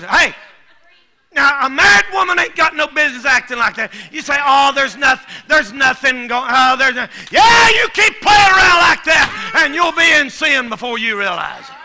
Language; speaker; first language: English; native; English